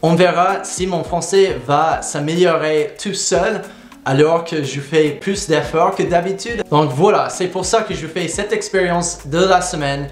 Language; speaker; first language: French; non-native, fluent; English